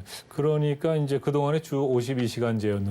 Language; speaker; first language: Korean; native; Korean